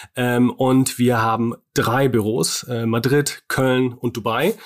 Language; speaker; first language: German; non-native, fluent; English